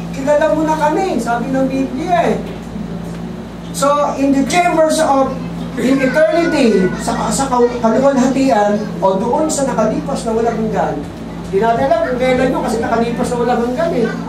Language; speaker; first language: Filipino; native; Filipino